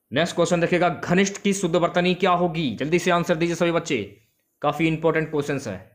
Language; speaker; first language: Hindi; native; Hindi